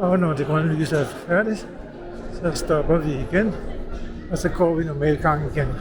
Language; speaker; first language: Danish; early bilingual, other home language; Urdu